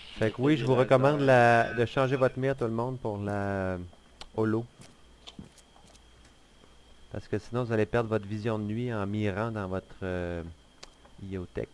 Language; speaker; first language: French; native; French